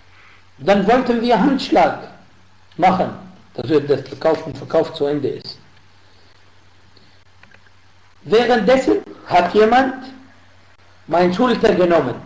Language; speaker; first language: German; non-native, fluent; Arabic